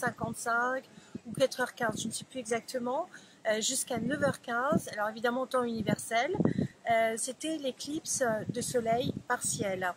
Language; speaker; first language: French; native; French